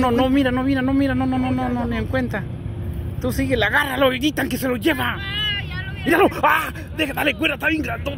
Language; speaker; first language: Spanish; native; Spanish